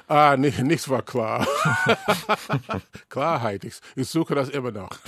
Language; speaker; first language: German; non-native, learner; English